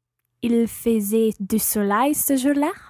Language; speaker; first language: French; non-native, learner; English